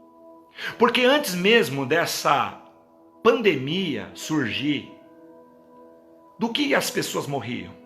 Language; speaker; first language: Portuguese; native; Portuguese